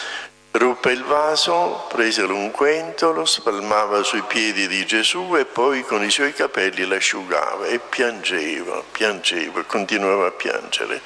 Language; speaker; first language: Italian; native; Italian